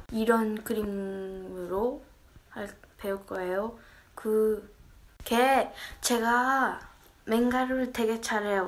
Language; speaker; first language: Korean; early bilingual, heritage; Korean